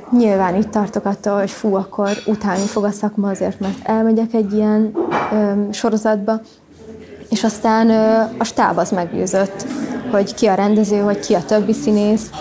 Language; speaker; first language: Hungarian; native; Hungarian